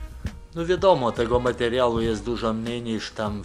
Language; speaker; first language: Polish; non-native, fluent; Lithuanian